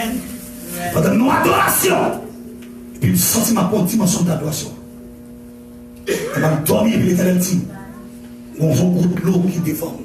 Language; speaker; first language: French; non-native, local second language; Haitian Creole